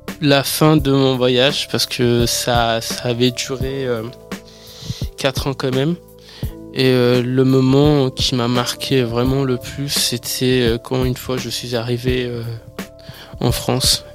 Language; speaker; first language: French; early bilingual, other home language; Persian